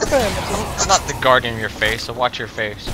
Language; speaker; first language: English; native; English